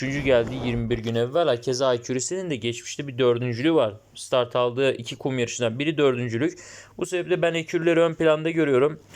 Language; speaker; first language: Turkish; native; Turkish